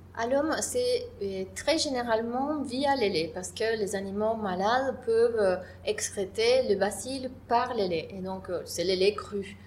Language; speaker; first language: French; non-native, fluent; Spanish